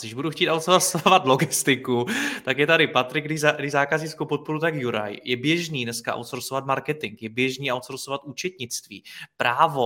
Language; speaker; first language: Czech; native; Czech